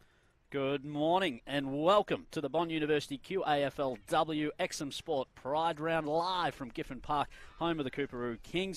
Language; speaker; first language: English; native; English